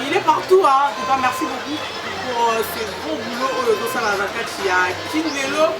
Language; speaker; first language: French; non-native, local second language; Lingala